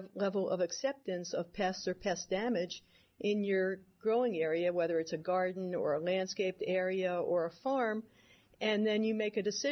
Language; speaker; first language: English; native; English